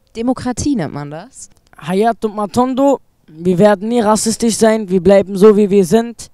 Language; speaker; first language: German; native; German